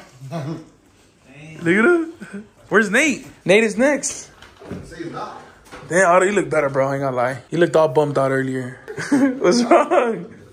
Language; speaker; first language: English; early bilingual, other home language; Spanish